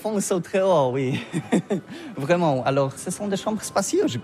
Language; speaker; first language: French; non-native, learner; Polish